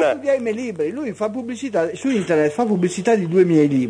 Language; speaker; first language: Italian; native; Italian